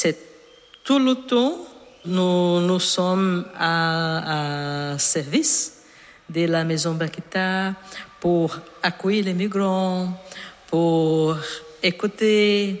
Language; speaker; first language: French; non-native, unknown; Portuguese